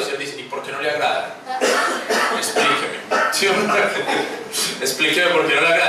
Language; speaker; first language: Spanish; native; Spanish